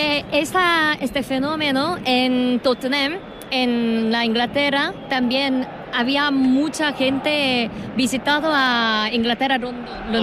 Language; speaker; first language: Spanish; non-native, learner; Korean